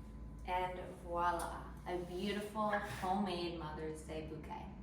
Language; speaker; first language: English; native; English